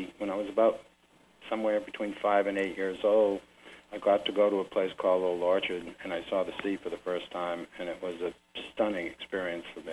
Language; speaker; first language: English; native; English